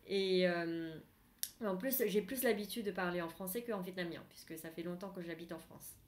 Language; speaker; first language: French; non-native, fluent; Vietnamese